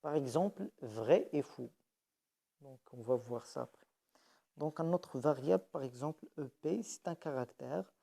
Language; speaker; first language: French; non-native, local second language; Arabic